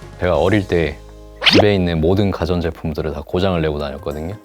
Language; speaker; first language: Korean; native; Korean